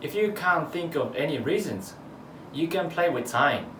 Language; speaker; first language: English; non-native, fluent; Japanese